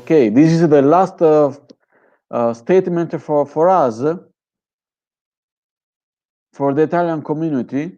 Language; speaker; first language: English; non-native, fluent; Italian